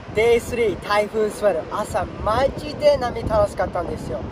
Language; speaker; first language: Japanese; early bilingual, other home language; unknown